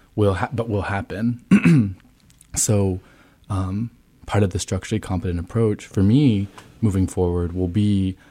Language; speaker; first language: English; native; English